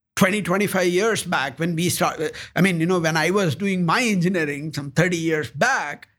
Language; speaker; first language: English; non-native, local second language; Kannada